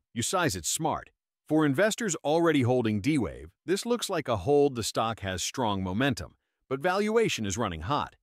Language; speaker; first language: English; native; English